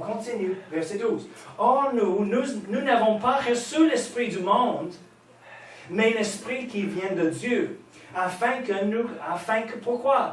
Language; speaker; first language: French; non-native, fluent; English